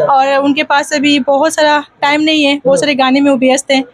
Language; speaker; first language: Hindi; non-native, local second language; Bhojpuri